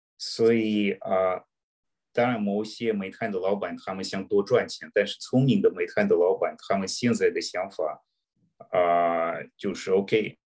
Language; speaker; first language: Chinese; non-native, fluent; Russian